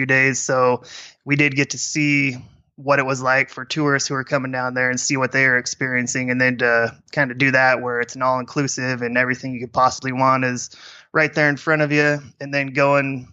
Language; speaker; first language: English; native; English